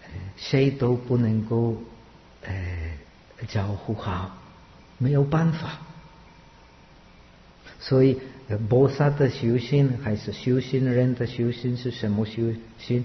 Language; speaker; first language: Chinese; non-native, fluent; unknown